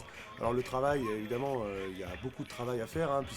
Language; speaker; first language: French; native; French